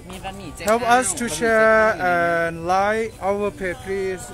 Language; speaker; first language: English; non-native, learner; Thai